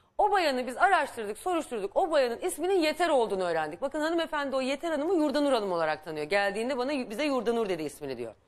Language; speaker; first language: Turkish; native; Turkish